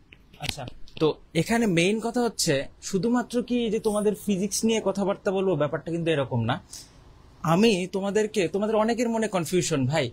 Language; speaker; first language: Bangla; native; Bangla